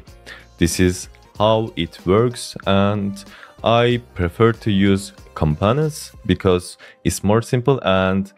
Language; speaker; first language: English; non-native, fluent; Turkish